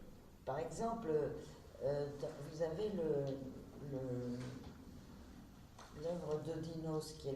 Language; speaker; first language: French; native; French